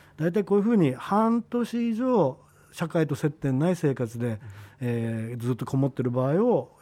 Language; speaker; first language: Japanese; native; Japanese